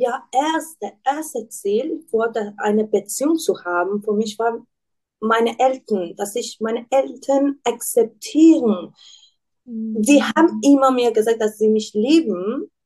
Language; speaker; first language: German; non-native, learner; Persian